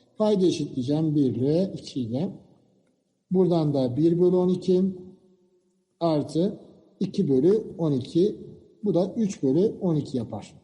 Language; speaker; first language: Turkish; native; Turkish